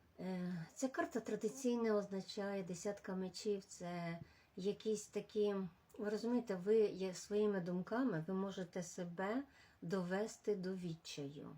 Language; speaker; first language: Ukrainian; non-native, local second language; Russian